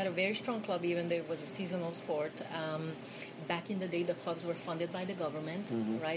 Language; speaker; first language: English; non-native, fluent; Hungarian